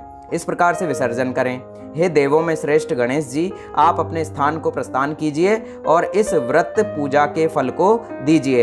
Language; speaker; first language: Hindi; native; Hindi